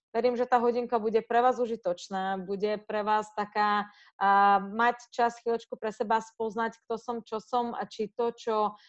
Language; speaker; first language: Slovak; non-native, fluent; Russian